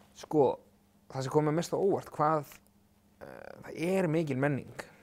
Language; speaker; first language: Icelandic; native; Icelandic